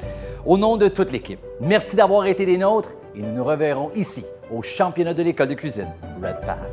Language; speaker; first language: French; native; French